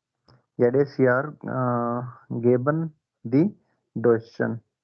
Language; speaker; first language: German; non-native, learner; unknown